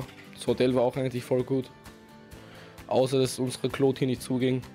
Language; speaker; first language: German; native; German